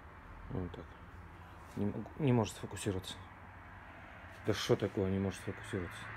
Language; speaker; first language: Russian; native; Russian